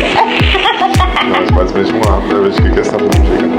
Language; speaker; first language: German; native; German